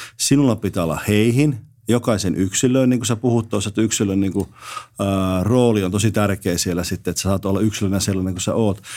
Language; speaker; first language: Finnish; native; Finnish